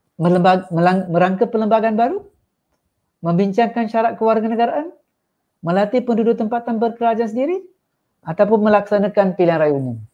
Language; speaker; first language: Malay; non-native, local second language; Tamil